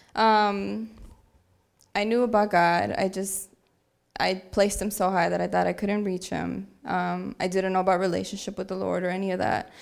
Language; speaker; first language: English; native; English